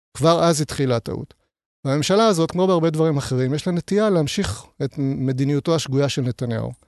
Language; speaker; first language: Hebrew; native; Hebrew